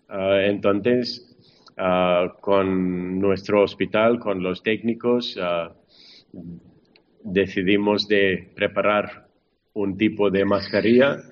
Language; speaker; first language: Spanish; non-native, fluent; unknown